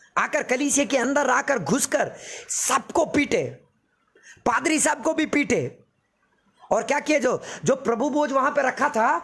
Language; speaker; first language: Hindi; non-native, local second language; Telugu